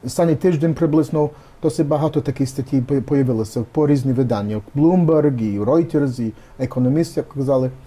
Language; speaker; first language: Ukrainian; early bilingual, heritage; Ukrainian